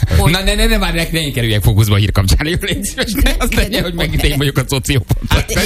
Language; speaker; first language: Hungarian; native; Hungarian